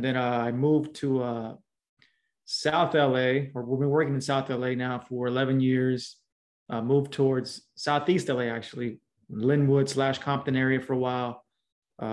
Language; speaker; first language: English; native; English